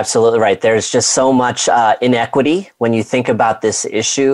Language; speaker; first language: English; native; English